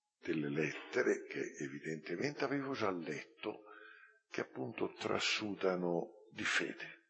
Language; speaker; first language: Italian; native; Italian